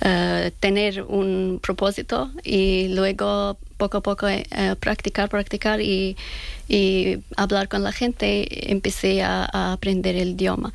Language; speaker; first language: Spanish; non-native, fluent; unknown